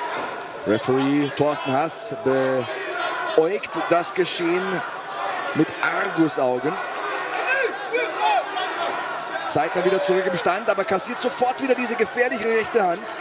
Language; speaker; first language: German; native; German